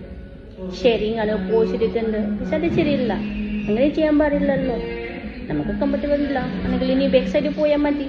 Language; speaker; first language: Malayalam; non-native, learner; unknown